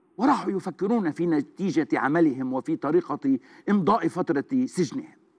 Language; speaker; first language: Arabic; non-native, fluent; Turkish